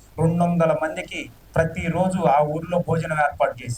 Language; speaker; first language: Telugu; native; Telugu